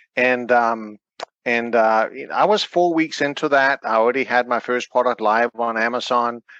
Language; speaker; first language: English; non-native, fluent; Danish